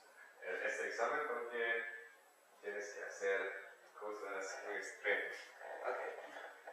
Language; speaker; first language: Spanish; non-native, learner; German